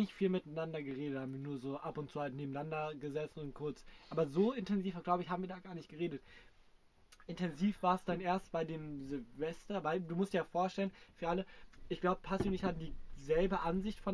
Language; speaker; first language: German; native; German